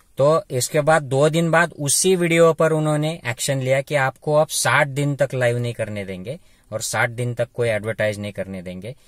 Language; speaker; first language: Hindi; non-native, local second language; Marathi